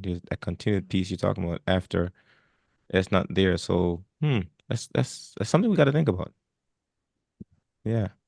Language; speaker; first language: English; non-native, fluent; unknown